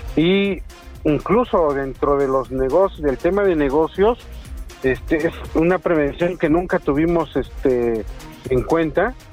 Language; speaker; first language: Spanish; native; Spanish